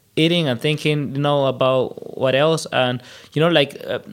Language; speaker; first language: English; non-native, fluent; Spanish